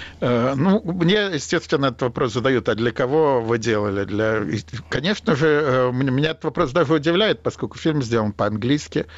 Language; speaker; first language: Russian; native; Russian